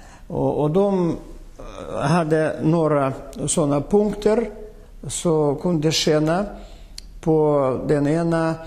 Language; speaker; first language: Swedish; non-native, fluent; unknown